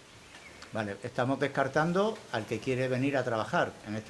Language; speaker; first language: Spanish; native; Spanish